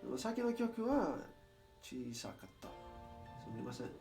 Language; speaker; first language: Japanese; non-native, learner; Spanish